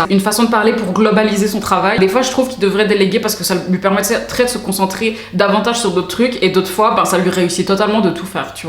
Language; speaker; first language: French; native; French